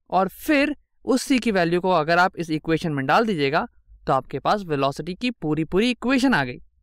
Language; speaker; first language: Hindi; native; Hindi